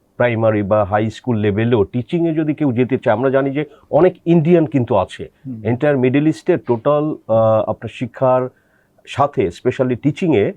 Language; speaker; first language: Bangla; native; Bangla